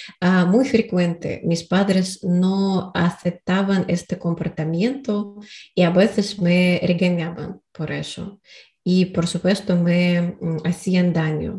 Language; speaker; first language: Spanish; non-native, learner; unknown